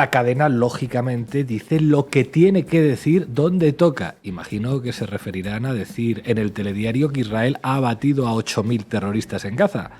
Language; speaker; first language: Spanish; native; Spanish